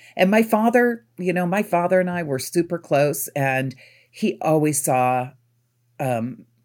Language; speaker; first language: English; native; English